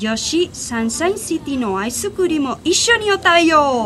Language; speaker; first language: Japanese; non-native, learner; Spanish